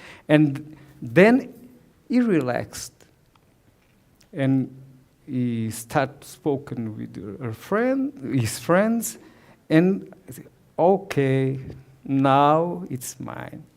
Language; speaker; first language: English; non-native, learner; Portuguese